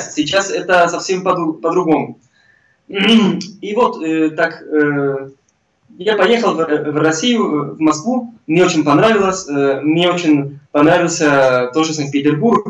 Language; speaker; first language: Russian; non-native, fluent; Spanish